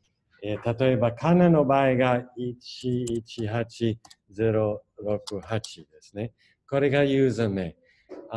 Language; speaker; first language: Japanese; non-native, fluent; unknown